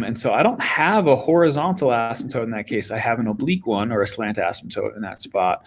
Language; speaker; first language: English; native; English